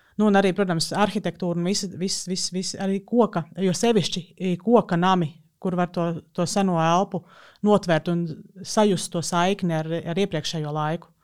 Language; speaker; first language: Latvian; native; Latvian